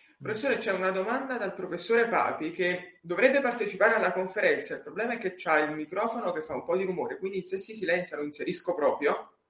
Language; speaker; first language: Italian; native; Italian